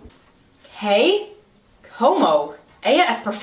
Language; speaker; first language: Spanish; non-native, learner; English